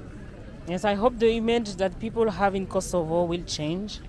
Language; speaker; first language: English; non-native, learner; French